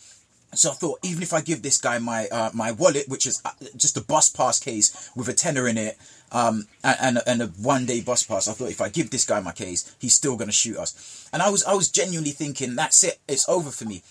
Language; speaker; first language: English; early bilingual, other home language; Jamaican Creole English